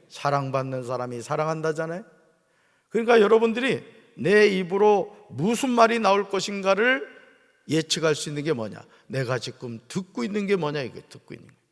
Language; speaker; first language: Korean; native; Korean